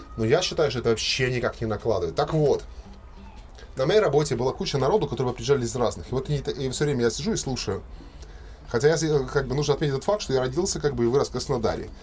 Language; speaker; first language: Russian; native; Russian